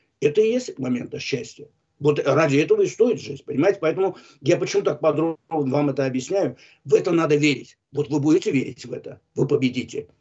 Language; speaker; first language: Russian; non-native, local second language; Azerbaijani